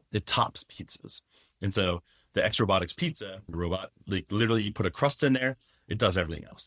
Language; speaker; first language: English; native; English